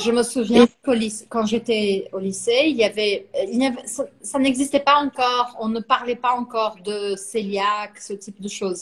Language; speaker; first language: French; non-native, fluent; Portuguese